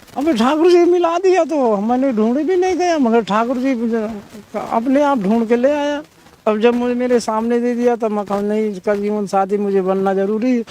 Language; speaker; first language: Hindi; native; Hindi